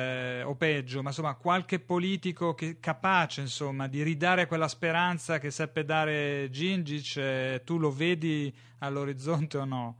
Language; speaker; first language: Italian; native; Italian